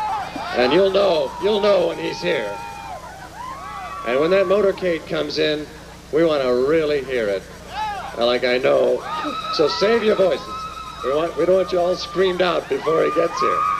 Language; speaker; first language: English; native; English